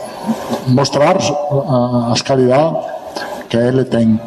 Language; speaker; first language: Portuguese; non-native, learner; Italian